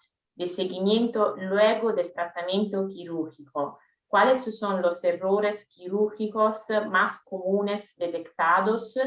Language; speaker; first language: Spanish; non-native, fluent; Italian